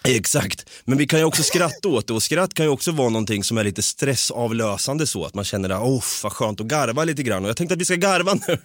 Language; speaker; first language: Swedish; native; Swedish